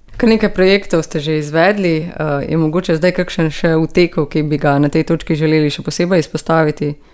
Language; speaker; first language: Slovenian; native; Slovenian